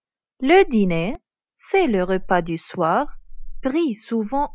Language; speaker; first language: French; non-native, fluent; Arabic